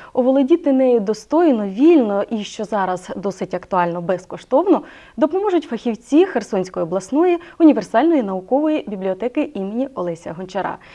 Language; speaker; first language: Ukrainian; native; Ukrainian